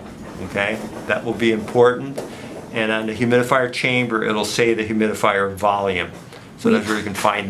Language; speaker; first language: English; native; English